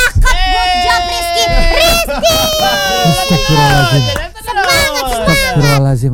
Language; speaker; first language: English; non-native, learner; Indonesian